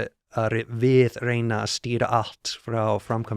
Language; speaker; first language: Icelandic; non-native, learner; English